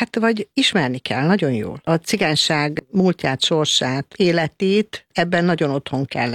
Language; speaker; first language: Hungarian; native; Hungarian